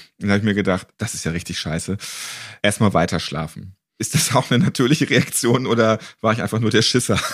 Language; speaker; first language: German; native; German